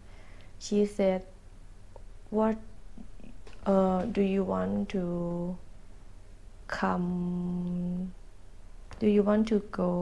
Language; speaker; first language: English; non-native, learner; Thai